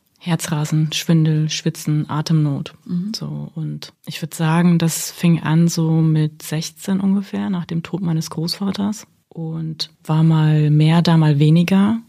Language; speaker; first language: German; early bilingual, other home language; Russian